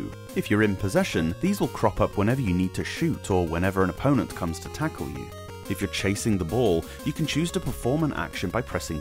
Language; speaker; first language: English; native; English